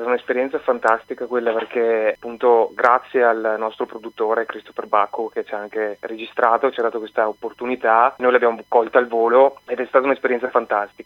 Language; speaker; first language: Italian; native; Italian